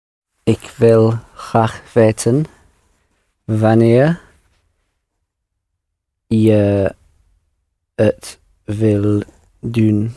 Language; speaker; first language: Dutch; non-native, learner; English